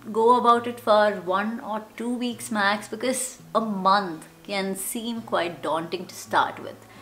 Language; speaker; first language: English; non-native, local second language; Malayalam